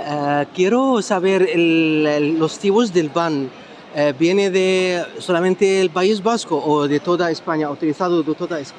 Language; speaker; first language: Spanish; non-native, learner; Arabic